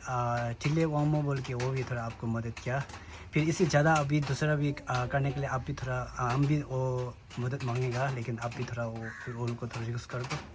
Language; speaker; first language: Hindi; non-native, local second language; Tibetan